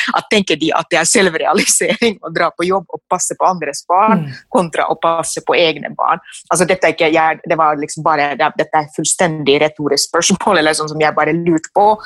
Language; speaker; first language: Norwegian; non-native, fluent; Finnish